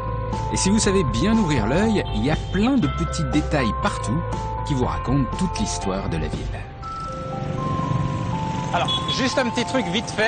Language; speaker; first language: French; native; French